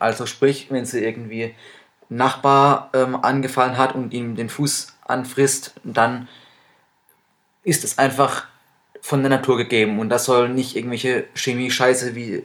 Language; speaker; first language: German; native; German